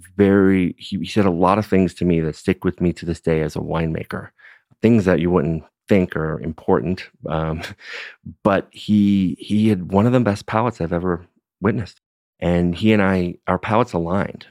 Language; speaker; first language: English; native; English